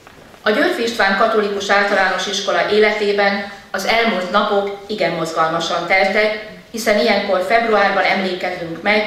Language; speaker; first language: Hungarian; native; Hungarian